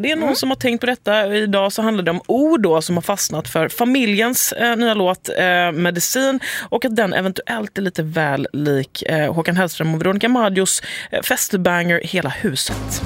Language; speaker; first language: Swedish; native; Swedish